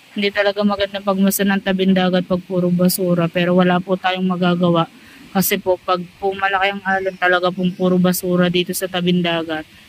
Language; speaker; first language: Filipino; native; Filipino